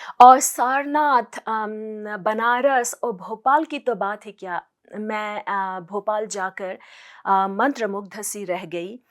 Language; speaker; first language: Hindi; non-native, local second language; Assamese